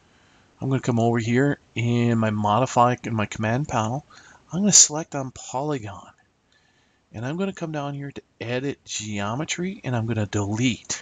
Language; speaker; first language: English; native; English